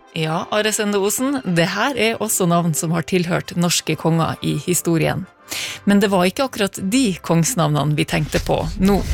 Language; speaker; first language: Norwegian; native; Norwegian